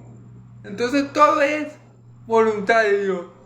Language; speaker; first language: Spanish; native; Spanish